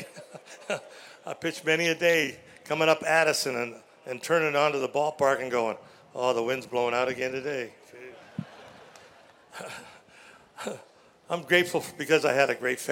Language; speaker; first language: English; native; English